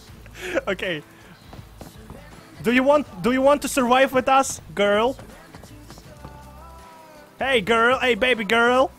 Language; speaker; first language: English; non-native, learner; Russian